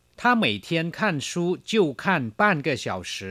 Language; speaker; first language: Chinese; non-native, fluent; Thai